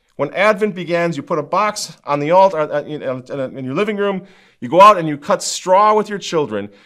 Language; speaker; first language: English; native; English